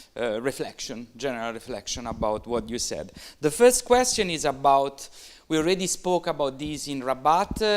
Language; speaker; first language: English; non-native, fluent; Italian